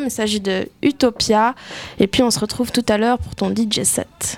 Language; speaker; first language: French; native; French